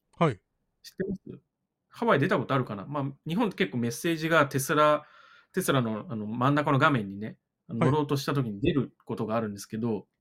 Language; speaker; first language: Japanese; native; Japanese